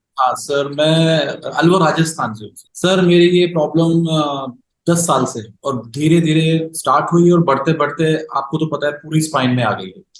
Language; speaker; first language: Hindi; native; Hindi